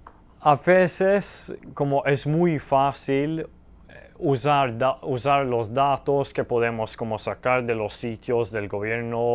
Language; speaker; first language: Spanish; early bilingual, heritage; Spanish